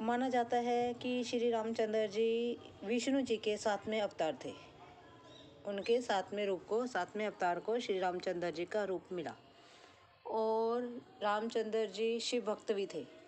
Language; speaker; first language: Hindi; native; Hindi